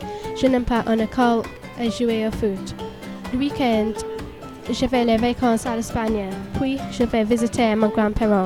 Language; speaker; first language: French; non-native, learner; English